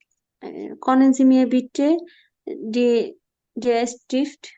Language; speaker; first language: German; non-native, learner; Bangla